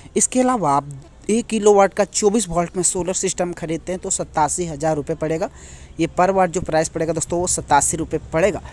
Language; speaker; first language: Hindi; native; Hindi